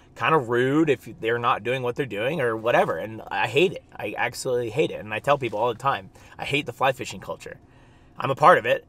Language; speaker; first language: English; native; English